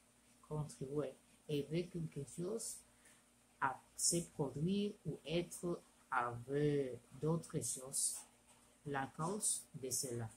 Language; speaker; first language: French; non-native, learner; Spanish